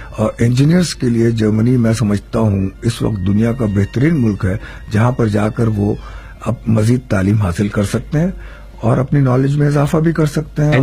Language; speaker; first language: Urdu; native; Urdu